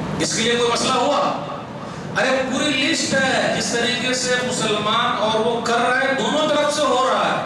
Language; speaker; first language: Urdu; non-native, local second language; Hindi